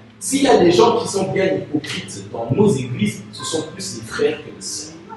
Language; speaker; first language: French; non-native, local second language; Lingala